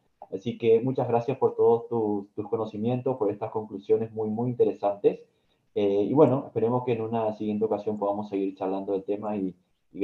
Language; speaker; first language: Spanish; native; Spanish